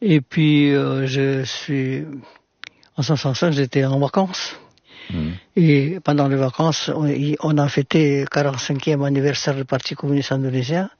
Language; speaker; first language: French; non-native, fluent; Indonesian